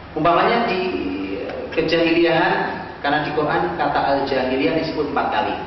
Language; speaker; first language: Indonesian; native; Indonesian